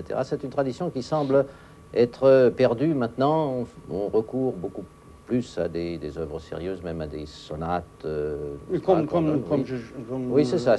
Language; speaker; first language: French; native; French